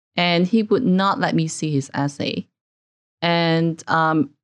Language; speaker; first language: English; non-native, local second language; Cantonese